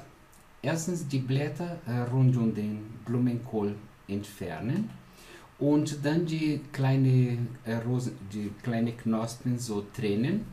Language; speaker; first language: German; non-native, fluent; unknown